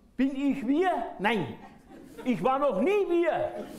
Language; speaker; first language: German; native; German